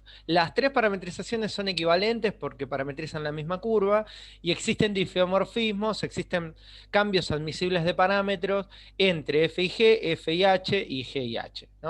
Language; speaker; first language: Spanish; native; Spanish